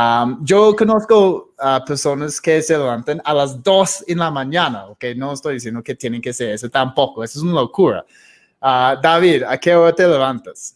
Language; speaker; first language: Spanish; non-native, fluent; English